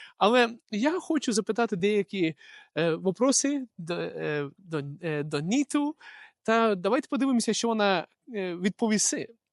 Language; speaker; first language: Ukrainian; non-native, local second language; Russian